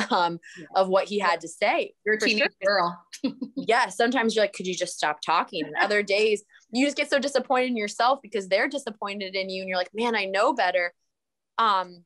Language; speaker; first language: English; native; English